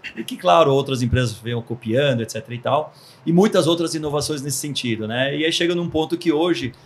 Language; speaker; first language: Portuguese; early bilingual, other home language; Hebrew